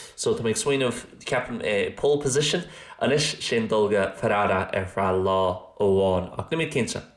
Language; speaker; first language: Irish; non-native, local second language; English